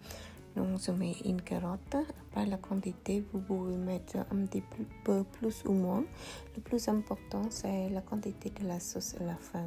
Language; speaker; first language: French; non-native, fluent; Khmer